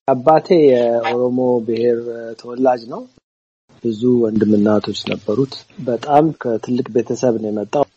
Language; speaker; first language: Amharic; native; Amharic